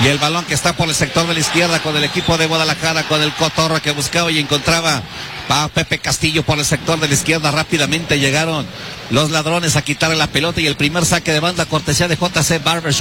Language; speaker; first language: Spanish; native; Spanish